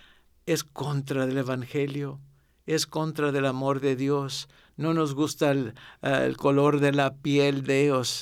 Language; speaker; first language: Spanish; early bilingual, heritage; Spanish